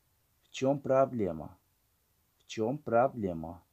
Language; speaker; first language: Russian; non-native, fluent; Tajik